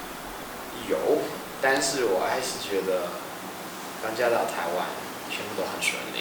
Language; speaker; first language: Chinese; non-native, fluent; Polish